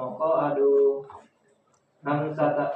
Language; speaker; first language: Arabic; non-native, learner; Indonesian